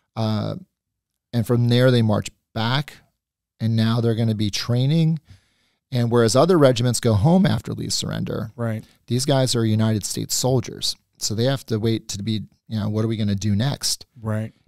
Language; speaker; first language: English; native; English